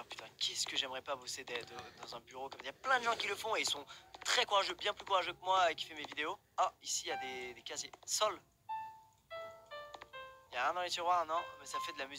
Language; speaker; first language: French; native; French